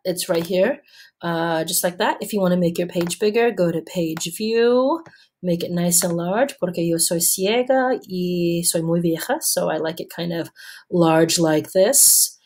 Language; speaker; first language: English; native; English